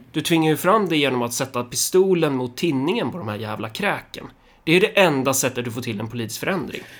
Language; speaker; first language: Swedish; early bilingual, other home language; Somali